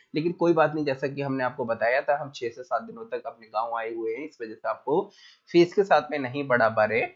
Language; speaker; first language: Hindi; native; Hindi